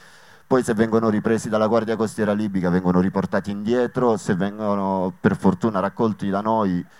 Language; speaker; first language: Italian; native; Italian